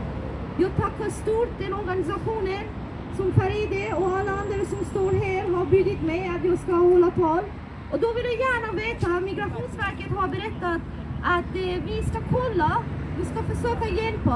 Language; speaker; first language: Swedish; non-native, fluent; Persian